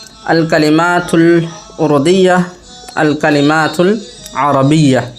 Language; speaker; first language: Arabic; non-native, fluent; Urdu